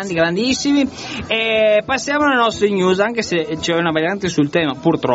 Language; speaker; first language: Italian; native; Italian